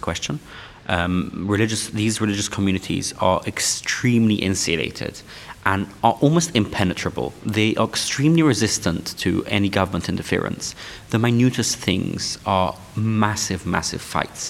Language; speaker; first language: English; non-native, local second language; Yiddish